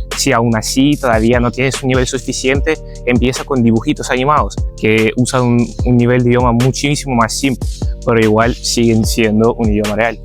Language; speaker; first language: Spanish; non-native, fluent; Ukrainian